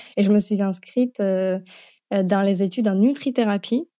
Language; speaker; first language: French; non-native, fluent; Slovak